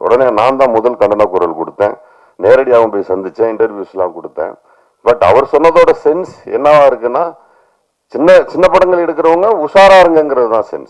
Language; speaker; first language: Tamil; native; Tamil